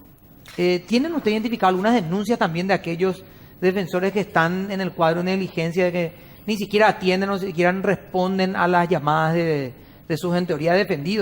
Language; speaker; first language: Spanish; native; Spanish